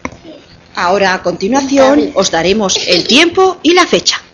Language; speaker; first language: Spanish; native; Spanish